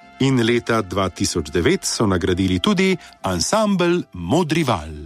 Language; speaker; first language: Slovenian; native; Slovenian